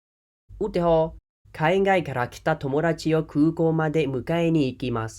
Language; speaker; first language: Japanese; non-native, fluent; Khmer